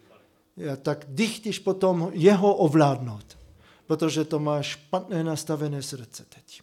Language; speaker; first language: Czech; non-native, fluent; German